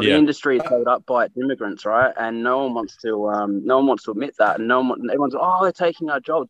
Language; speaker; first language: English; native; English